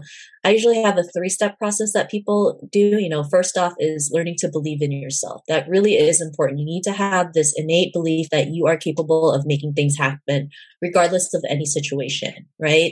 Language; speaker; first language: English; native; English